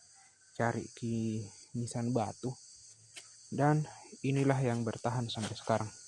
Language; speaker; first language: Indonesian; native; Indonesian